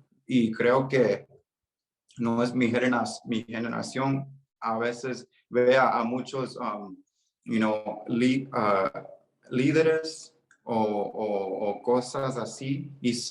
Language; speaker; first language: Spanish; early bilingual, heritage; Spanish